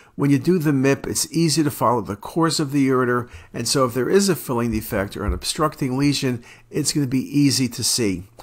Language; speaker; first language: English; native; English